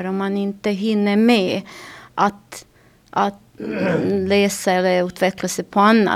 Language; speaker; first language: Swedish; non-native, learner; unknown